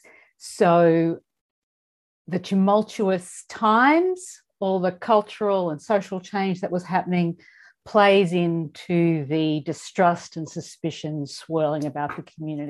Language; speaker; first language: English; native; English